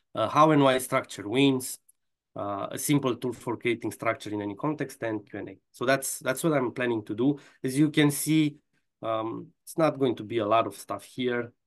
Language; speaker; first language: English; non-native, fluent; Romanian